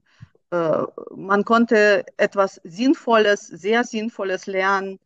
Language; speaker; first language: German; non-native, fluent; Russian